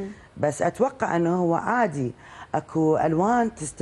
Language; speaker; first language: Arabic; native; Arabic